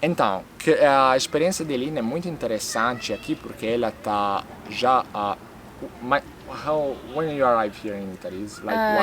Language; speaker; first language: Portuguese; non-native, fluent; Italian